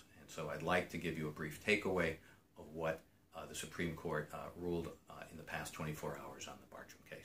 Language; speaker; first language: English; native; English